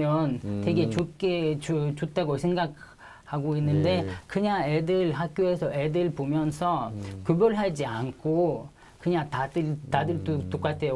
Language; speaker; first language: Korean; non-native, learner; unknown